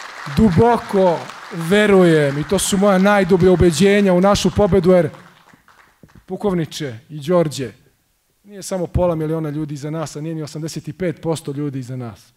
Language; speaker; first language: Croatian; native; Croatian